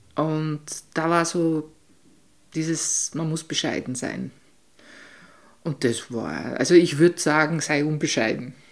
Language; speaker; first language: German; native; German